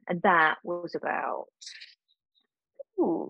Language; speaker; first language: English; native; English